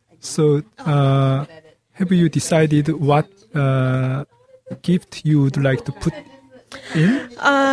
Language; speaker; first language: English; non-native, learner; Korean